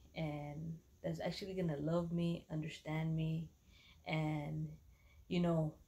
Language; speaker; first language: English; early bilingual, other home language; Spanish